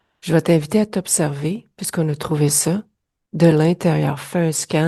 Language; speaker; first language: French; native; French